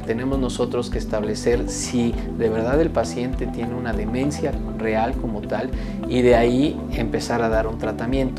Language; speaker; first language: Spanish; native; Spanish